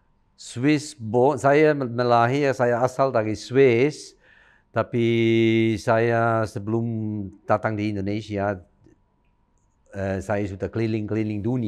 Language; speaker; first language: Indonesian; non-native, fluent; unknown